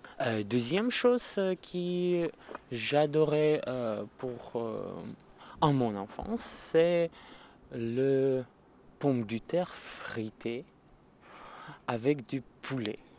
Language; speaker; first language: French; non-native, learner; Russian